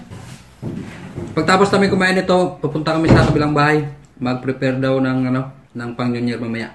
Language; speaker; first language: Filipino; non-native, local second language; Hiligaynon